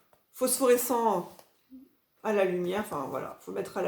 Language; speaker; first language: French; native; French